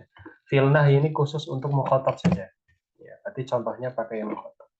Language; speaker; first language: Indonesian; native; Indonesian